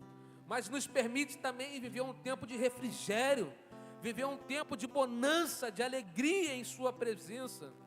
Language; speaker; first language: Portuguese; native; Portuguese